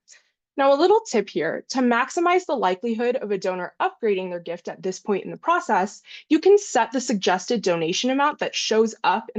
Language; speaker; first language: English; native; English